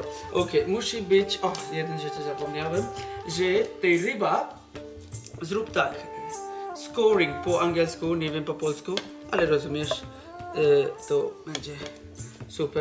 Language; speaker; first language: Polish; non-native, learner; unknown